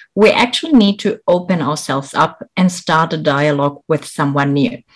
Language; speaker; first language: English; non-native, fluent; German